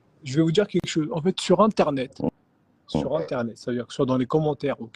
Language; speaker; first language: French; native; French